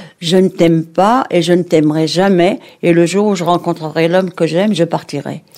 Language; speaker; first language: French; early bilingual, other home language; Kabyle